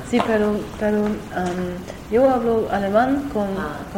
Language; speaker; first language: Spanish; non-native, learner; German